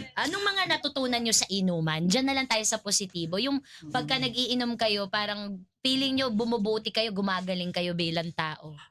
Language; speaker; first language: Filipino; native; Filipino